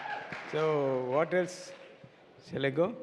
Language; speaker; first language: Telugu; non-native, learner; Tamil